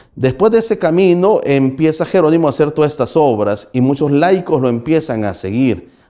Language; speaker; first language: Spanish; native; Spanish